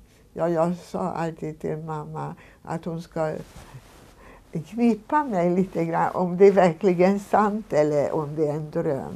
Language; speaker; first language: Swedish; non-native, fluent; Hungarian